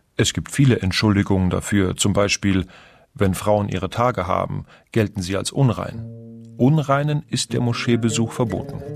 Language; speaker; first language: German; non-native, fluent; Persian